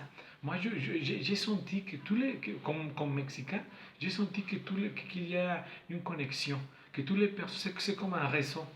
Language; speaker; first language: French; non-native, fluent; Spanish